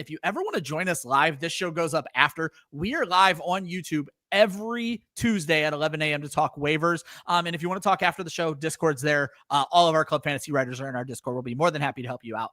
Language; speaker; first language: English; native; English